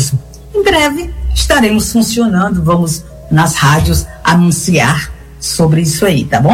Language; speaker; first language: Portuguese; native; Portuguese